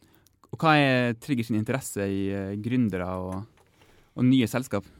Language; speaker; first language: Norwegian; native; Norwegian